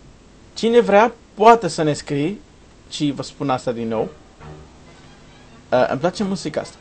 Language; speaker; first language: Romanian; non-native, learner; Portuguese